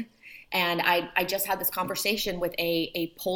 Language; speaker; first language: English; early bilingual, other home language; Polish